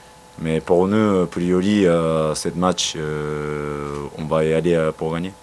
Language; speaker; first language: French; non-native, learner; Japanese